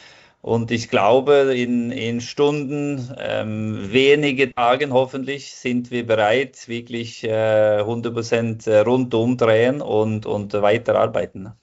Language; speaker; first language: German; non-native, fluent; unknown